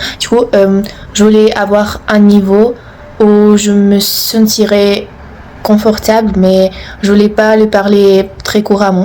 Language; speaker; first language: French; non-native, fluent; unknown